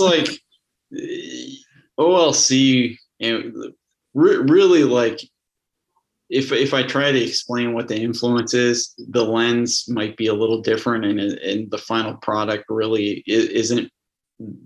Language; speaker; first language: English; native; English